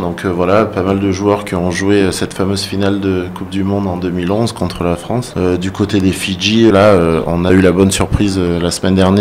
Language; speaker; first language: French; native; French